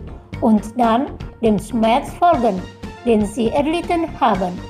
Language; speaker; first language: German; non-native, fluent; Indonesian